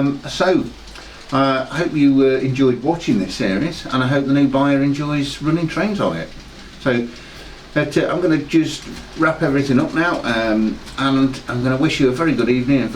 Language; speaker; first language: English; native; English